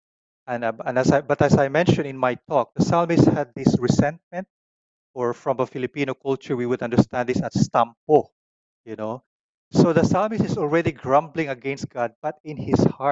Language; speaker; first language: English; non-native, local second language; Filipino